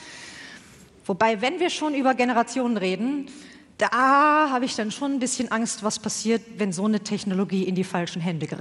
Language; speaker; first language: German; native; German